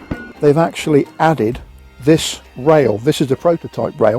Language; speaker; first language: English; native; English